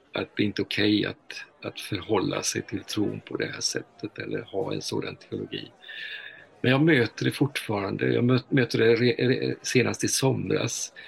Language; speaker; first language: Swedish; early bilingual, heritage; Swedish